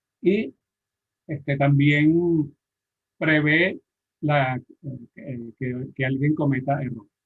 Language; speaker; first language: Spanish; native; Spanish